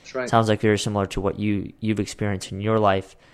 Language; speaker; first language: English; early bilingual, other home language; Russian